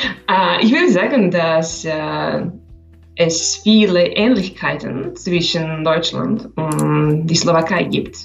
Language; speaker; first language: German; non-native, learner; Slovak